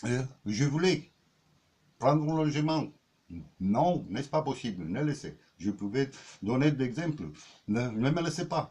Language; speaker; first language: French; non-native, learner; Romanian